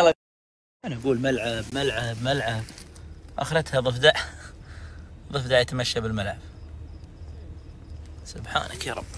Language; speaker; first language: Arabic; native; Arabic